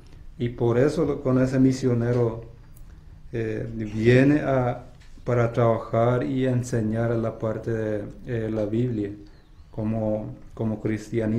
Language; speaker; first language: Spanish; non-native, local second language; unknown